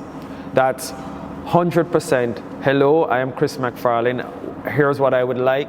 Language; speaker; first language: English; native; English